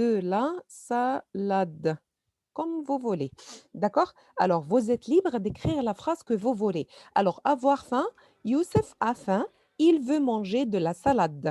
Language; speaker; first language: French; non-native, fluent; Arabic